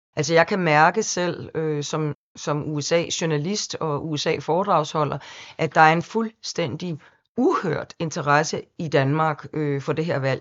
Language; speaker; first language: Danish; native; Danish